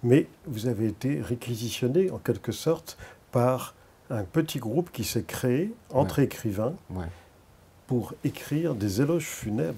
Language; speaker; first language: French; native; French